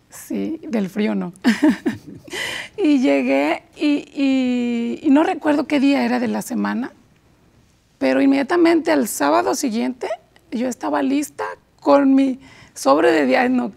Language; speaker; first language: Spanish; native; Spanish